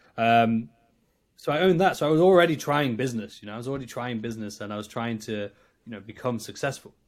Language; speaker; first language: English; native; English